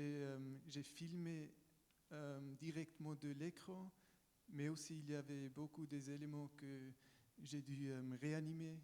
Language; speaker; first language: French; non-native, local second language; German